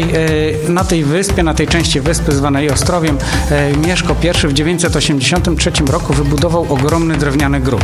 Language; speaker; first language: Polish; native; Polish